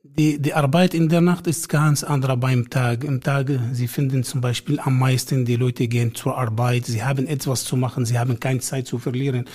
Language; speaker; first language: German; non-native, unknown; Arabic